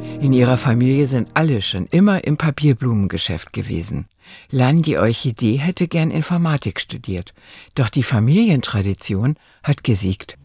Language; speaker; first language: German; native; German